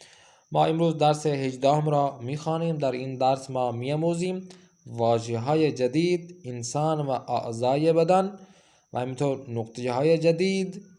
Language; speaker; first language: Persian; non-native, fluent; Urdu